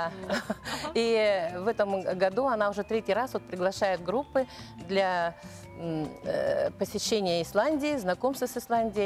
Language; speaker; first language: Russian; native; Russian